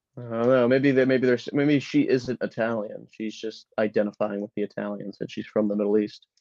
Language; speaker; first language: English; early bilingual, other home language; Italian